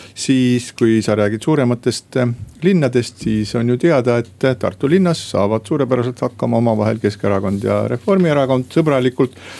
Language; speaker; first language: Estonian; native; Estonian